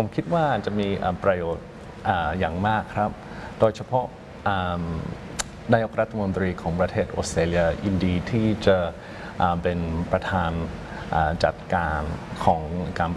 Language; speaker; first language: Thai; non-native, fluent; English